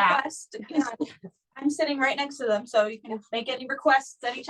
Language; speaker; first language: English; native; English